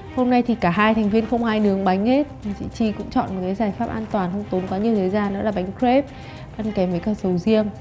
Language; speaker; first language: Vietnamese; native; Vietnamese